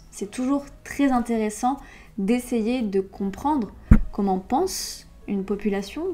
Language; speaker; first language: French; native; French